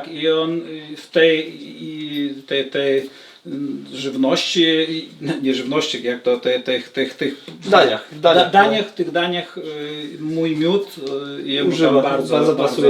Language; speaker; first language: Polish; non-native, learner; Lithuanian